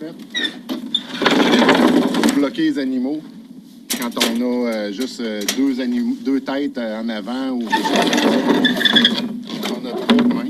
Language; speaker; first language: French; native; French